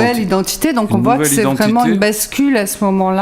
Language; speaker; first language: French; native; French